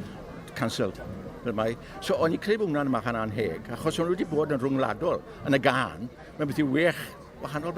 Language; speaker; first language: Welsh; native; Welsh